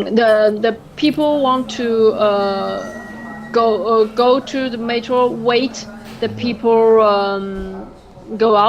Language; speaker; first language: English; non-native, learner; French